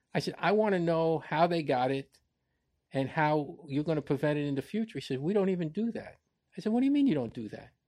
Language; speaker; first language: English; native; English